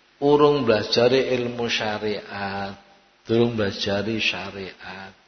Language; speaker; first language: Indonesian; non-native, local second language; Javanese